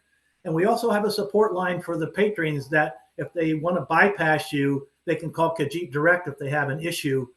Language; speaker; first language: English; native; English